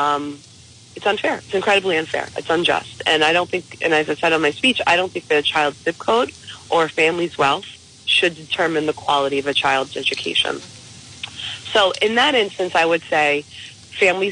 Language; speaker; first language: English; native; English